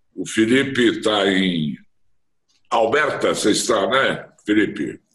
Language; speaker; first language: Portuguese; native; Portuguese